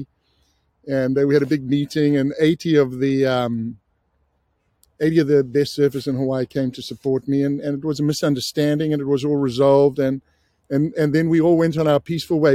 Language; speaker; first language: English; native; English